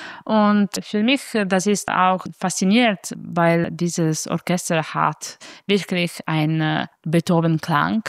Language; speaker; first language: German; non-native, fluent; Italian